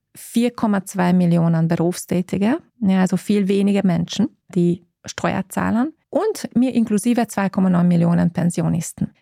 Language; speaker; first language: German; non-native, fluent; Hungarian